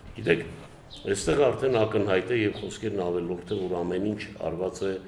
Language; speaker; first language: Armenian; native; Armenian